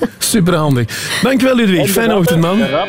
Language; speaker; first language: Dutch; native; Dutch